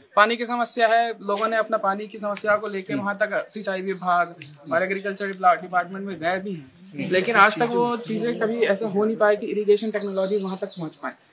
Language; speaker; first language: Hindi; native; Hindi